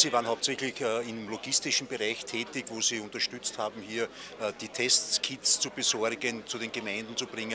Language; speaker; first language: German; native; German